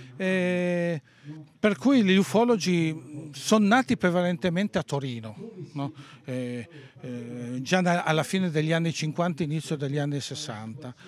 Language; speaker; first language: Italian; native; Italian